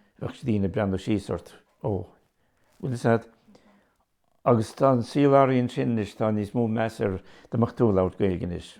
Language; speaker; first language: Irish; native; Irish